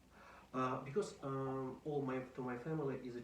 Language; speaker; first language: English; non-native, learner; Russian